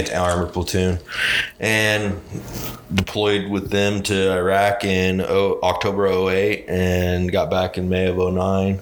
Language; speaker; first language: English; native; English